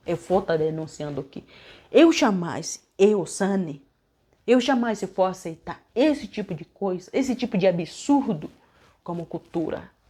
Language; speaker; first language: Portuguese; non-native, local second language; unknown